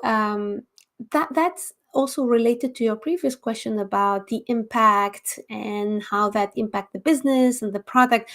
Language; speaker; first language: English; non-native, fluent; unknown